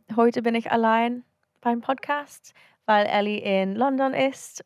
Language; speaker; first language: German; non-native, learner; English